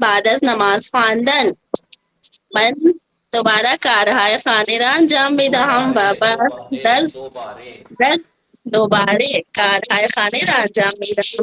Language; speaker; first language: Persian; non-native, learner; Urdu